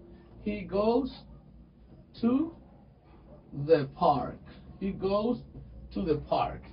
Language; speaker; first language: English; non-native, fluent; Spanish